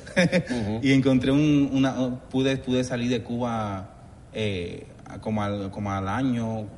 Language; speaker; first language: Spanish; native; Spanish